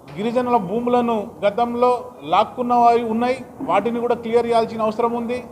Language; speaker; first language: Telugu; non-native, local second language; Lambadi